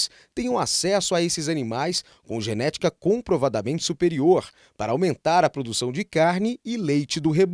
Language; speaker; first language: Portuguese; native; Portuguese